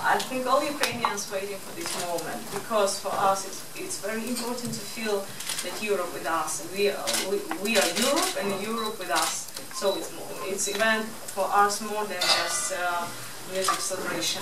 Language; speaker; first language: English; non-native, learner; Ukrainian